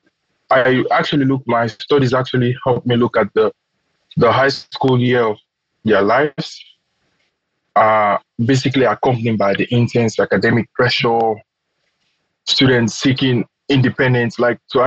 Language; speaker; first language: English; non-native, local second language; Krio